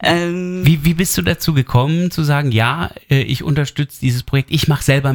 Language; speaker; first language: German; native; German